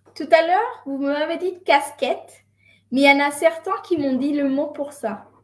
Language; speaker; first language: French; non-native, fluent; Spanish